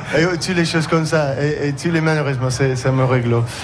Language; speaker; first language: French; non-native, learner; English